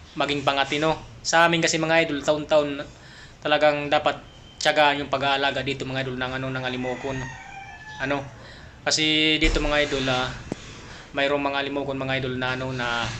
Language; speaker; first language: Filipino; non-native, local second language; Bikol